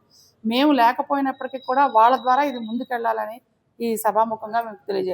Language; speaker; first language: Telugu; native; Telugu